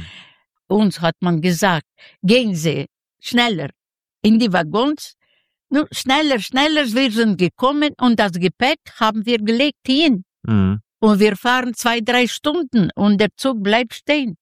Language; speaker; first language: German; non-native, learner; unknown